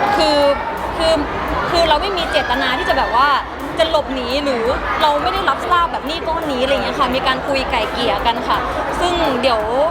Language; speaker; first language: Thai; native; Thai